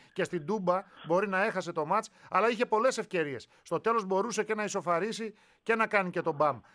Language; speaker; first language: Greek; native; Greek